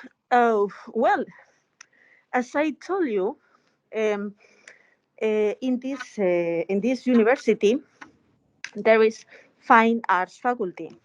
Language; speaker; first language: English; non-native, fluent; Spanish